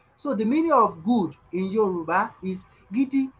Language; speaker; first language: English; non-native, local second language; Yoruba